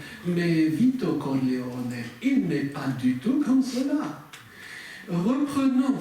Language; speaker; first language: French; native; French